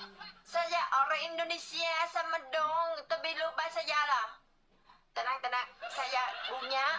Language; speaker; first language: Indonesian; non-native, learner; Vietnamese